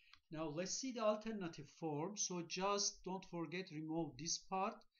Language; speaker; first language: English; non-native, fluent; Turkish